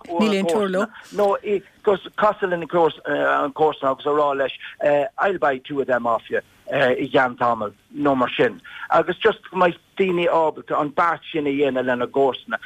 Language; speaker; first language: Irish; native; Irish